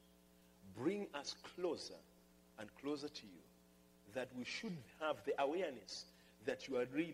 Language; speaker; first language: English; non-native, local second language; Nyanja